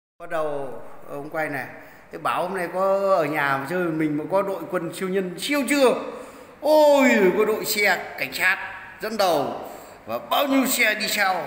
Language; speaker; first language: Vietnamese; native; Vietnamese